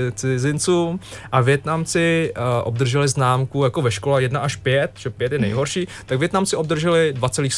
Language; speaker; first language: Czech; early bilingual, other home language; Vietnamese